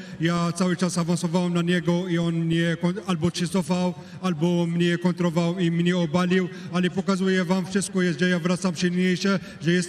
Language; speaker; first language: Polish; non-native, learner; French